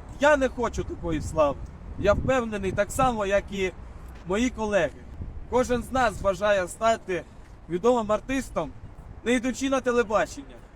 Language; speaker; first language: Ukrainian; non-native, local second language; Russian